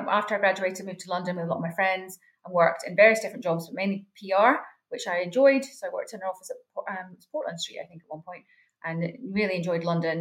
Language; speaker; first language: English; native; English